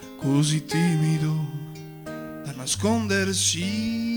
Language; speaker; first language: Italian; non-native, local second language; Sicilian